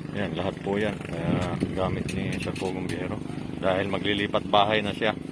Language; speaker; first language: Filipino; native; Filipino